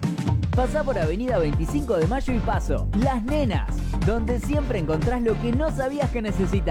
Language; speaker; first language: Spanish; native; Spanish